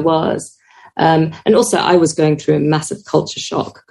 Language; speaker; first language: English; native; English